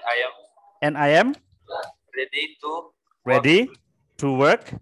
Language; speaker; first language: English; non-native, learner; Indonesian